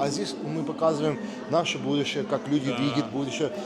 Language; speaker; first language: Russian; early bilingual, heritage; Russian